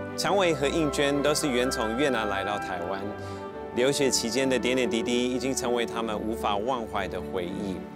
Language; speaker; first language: Chinese; non-native, fluent; English